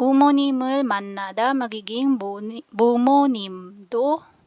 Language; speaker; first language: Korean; non-native, fluent; Filipino